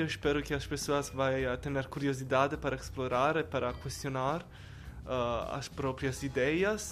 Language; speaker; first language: Portuguese; non-native, learner; Italian